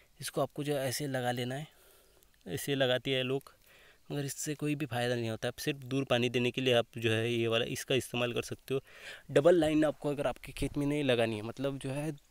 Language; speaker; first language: Hindi; non-native, local second language; Marathi